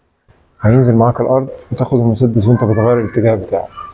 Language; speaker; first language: Arabic; native; Arabic